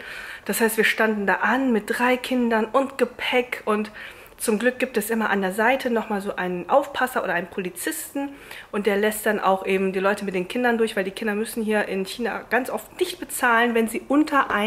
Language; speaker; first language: German; native; German